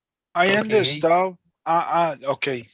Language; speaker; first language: English; non-native, learner; Spanish